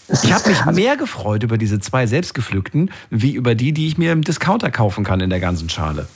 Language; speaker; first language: German; native; German